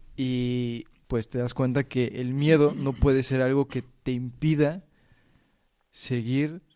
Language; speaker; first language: Spanish; native; Spanish